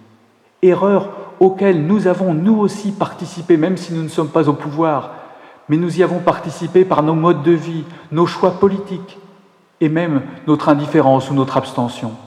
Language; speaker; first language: French; native; French